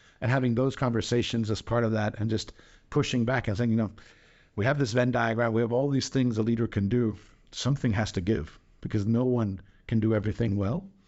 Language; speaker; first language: English; non-native, fluent; Danish